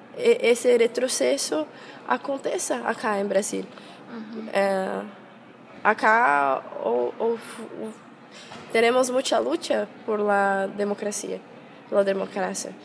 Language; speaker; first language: Spanish; non-native, fluent; Portuguese